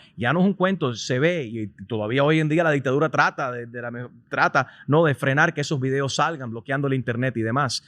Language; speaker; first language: Spanish; early bilingual, heritage; Spanish